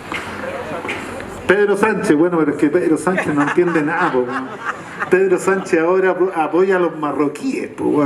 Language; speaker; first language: Spanish; native; Spanish